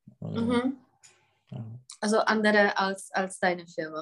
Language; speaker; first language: German; non-native, fluent; Czech